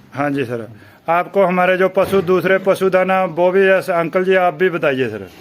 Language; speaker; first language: Hindi; non-native, local second language; Punjabi